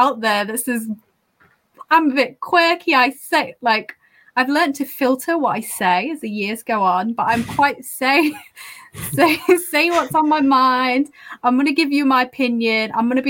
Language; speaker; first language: English; native; English